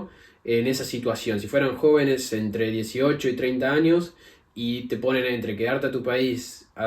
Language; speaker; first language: Spanish; native; Spanish